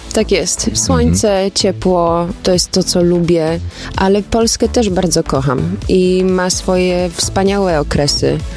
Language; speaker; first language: Polish; early bilingual, heritage; Polish